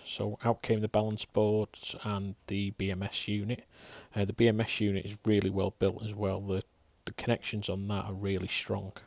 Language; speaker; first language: English; native; English